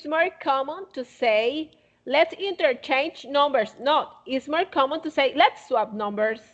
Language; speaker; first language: English; non-native, fluent; Spanish